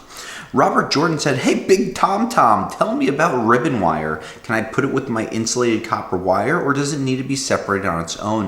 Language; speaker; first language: English; native; English